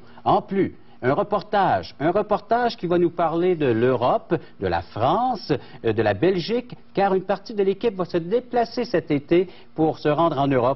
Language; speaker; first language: French; native; French